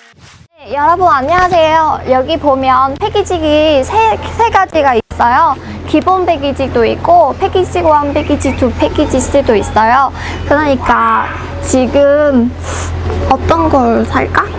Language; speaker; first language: Korean; non-native, learner; Vietnamese